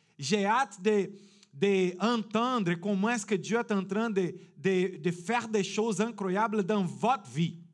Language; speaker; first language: French; non-native, fluent; Portuguese